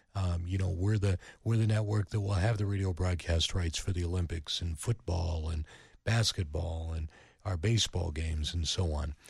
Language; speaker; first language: English; native; English